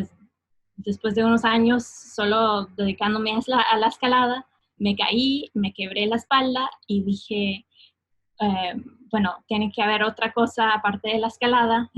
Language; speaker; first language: Spanish; non-native, fluent; English